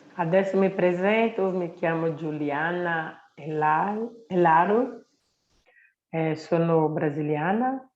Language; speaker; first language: Italian; non-native, fluent; Portuguese